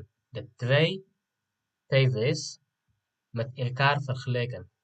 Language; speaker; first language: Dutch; non-native, fluent; Tigrinya